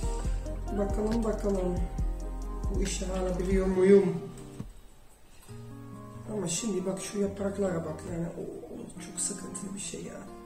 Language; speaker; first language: Turkish; non-native, fluent; Dutch